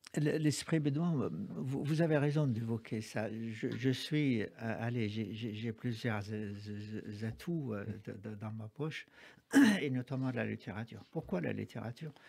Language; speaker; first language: French; non-native, fluent; Arabic